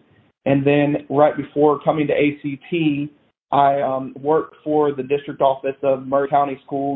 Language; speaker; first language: English; native; English